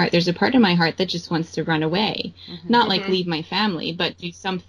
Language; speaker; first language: English; native; English